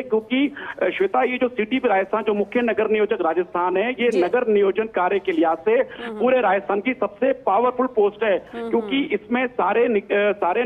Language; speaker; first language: Hindi; native; Hindi